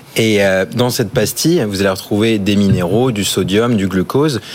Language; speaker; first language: French; early bilingual, other home language; English